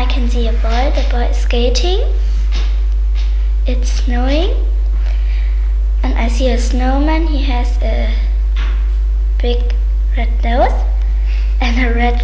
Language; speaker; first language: English; non-native, learner; German